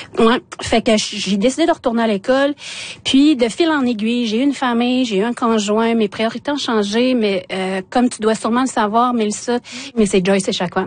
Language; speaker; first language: French; non-native, local second language; Innu-aimun